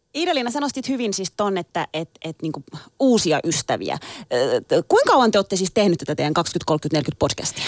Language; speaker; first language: Finnish; early bilingual, other home language; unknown